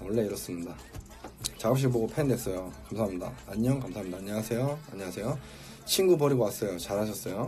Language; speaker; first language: Korean; native; Korean